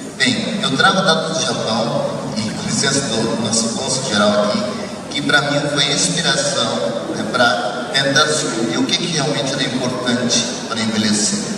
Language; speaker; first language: Portuguese; early bilingual, other home language; Japanese